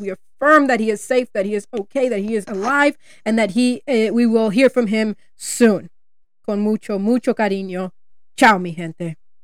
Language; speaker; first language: English; native; English